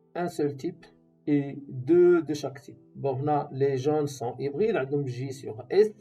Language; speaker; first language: French; non-native, local second language; Arabic